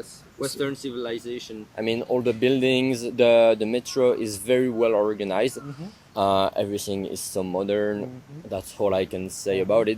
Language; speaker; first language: English; non-native, fluent; French